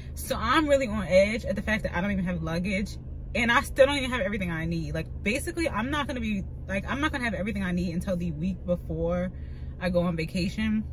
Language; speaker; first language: English; native; English